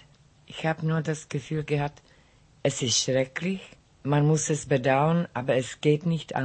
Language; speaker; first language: German; non-native, local second language; Czech